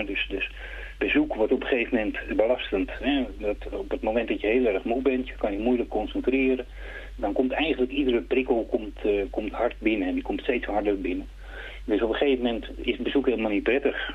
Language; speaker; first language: Dutch; native; Dutch